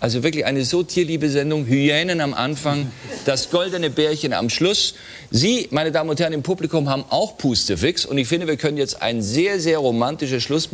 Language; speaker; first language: German; native; German